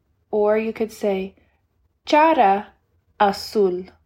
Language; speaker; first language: English; native; English